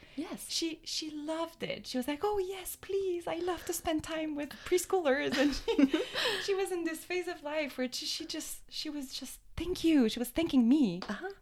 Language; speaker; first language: English; native; English